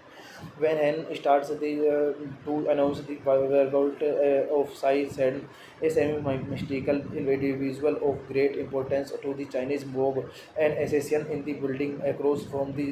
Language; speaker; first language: English; non-native, learner; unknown